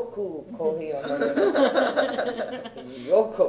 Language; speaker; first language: Japanese; non-native, learner; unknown